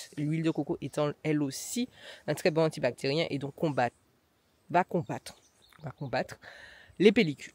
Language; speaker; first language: French; native; French